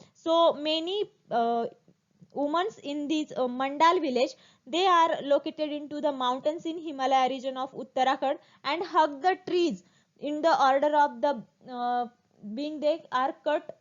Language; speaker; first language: English; non-native, local second language; Marathi